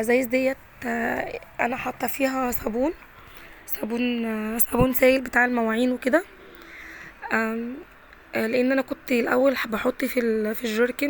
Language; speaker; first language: Arabic; native; Arabic